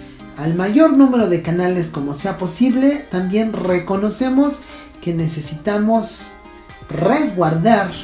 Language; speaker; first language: Spanish; native; Spanish